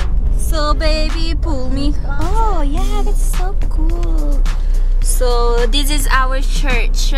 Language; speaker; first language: English; non-native, learner; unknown